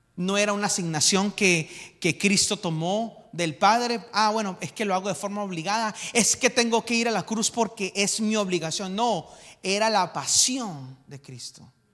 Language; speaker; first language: Spanish; native; Spanish